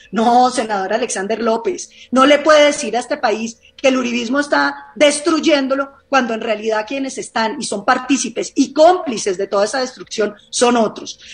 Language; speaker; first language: Spanish; native; Spanish